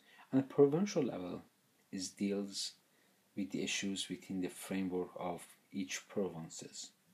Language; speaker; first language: English; non-native, fluent; Persian